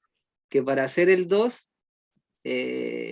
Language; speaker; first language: Spanish; native; Spanish